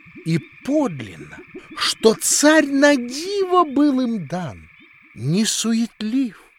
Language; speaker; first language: Russian; native; Russian